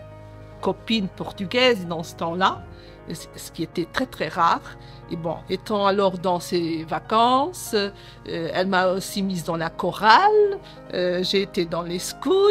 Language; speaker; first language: French; early bilingual, other home language; Portuguese